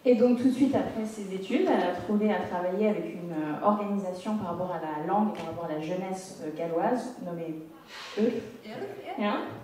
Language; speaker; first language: French; early bilingual, other home language; English